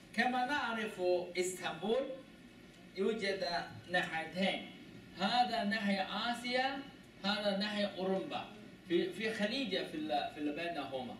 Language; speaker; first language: Arabic; non-native, learner; Chinese